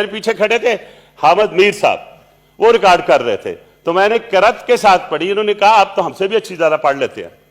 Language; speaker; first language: Urdu; non-native, local second language; Punjabi